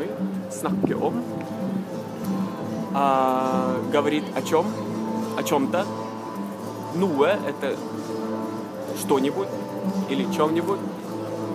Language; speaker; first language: Russian; non-native, fluent; Norwegian